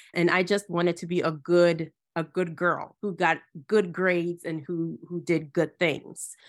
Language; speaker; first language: English; early bilingual, other home language; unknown